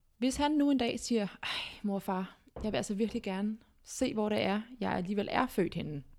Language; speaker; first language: Danish; native; Danish